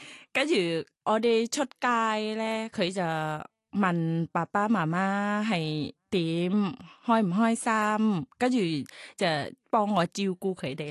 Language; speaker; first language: Chinese; non-native, fluent; Thai